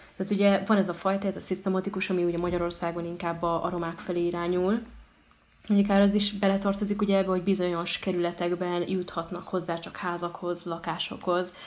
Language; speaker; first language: Hungarian; early bilingual, other home language; Arabic